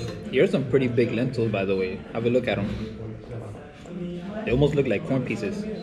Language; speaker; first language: English; native; English